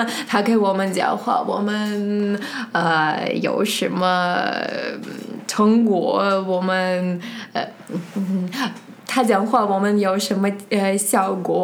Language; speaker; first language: Chinese; non-native, fluent; Russian